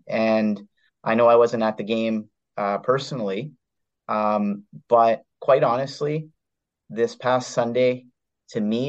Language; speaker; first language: English; native; English